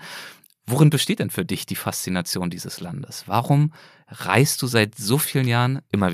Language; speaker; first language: German; native; German